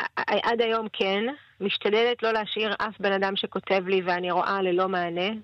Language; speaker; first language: Hebrew; early bilingual, other home language; Russian